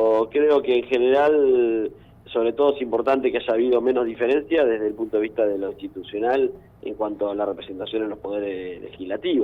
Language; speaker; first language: Spanish; native; Spanish